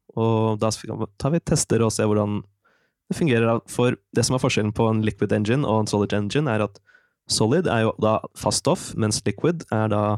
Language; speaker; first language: Norwegian; native; Norwegian